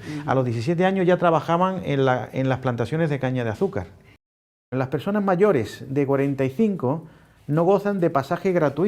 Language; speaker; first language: Spanish; native; Spanish